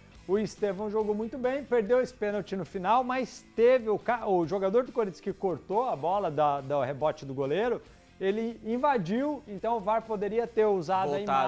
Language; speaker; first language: Portuguese; native; Portuguese